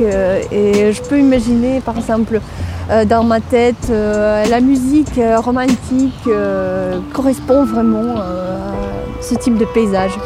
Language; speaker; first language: French; non-native, fluent; Russian